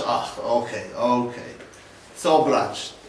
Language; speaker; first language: Polish; non-native, learner; English